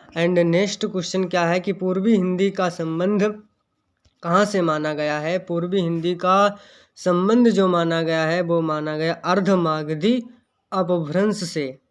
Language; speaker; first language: Hindi; native; Hindi